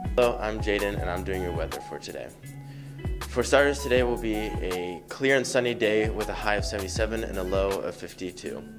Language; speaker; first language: English; native; English